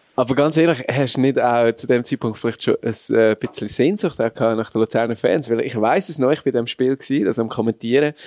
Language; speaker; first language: German; native; German